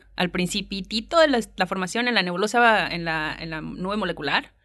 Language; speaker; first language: Spanish; native; Spanish